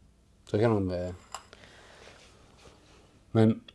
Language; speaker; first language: Danish; native; Danish